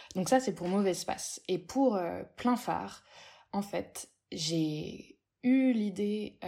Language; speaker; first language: French; native; French